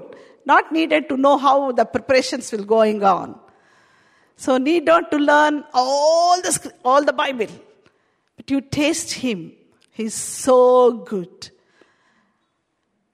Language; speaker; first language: English; non-native, local second language; Telugu